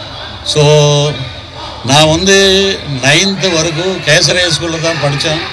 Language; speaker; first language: Tamil; non-native, local second language; Telugu